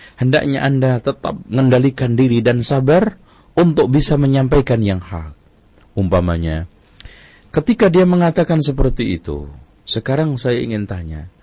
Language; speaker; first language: Indonesian; non-native, local second language; Javanese